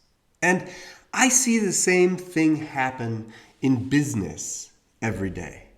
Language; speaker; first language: English; native; English